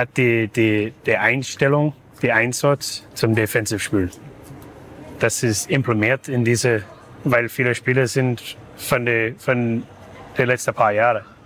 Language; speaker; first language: German; non-native, learner; English